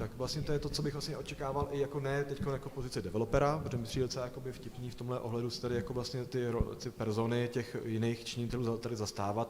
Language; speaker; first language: Czech; native; Czech